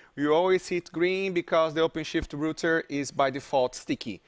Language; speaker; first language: English; non-native, fluent; Portuguese